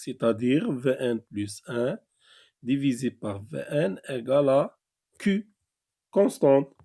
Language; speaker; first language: French; non-native, local second language; Arabic